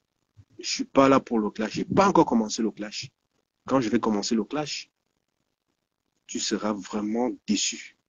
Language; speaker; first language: French; native; French